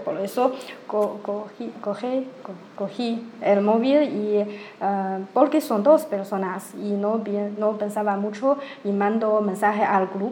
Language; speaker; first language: Spanish; non-native, learner; Chinese